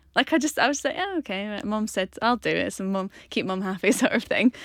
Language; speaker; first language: English; native; English